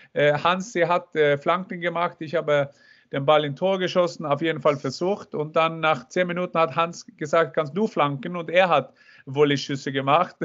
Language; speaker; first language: German; non-native, fluent; Norwegian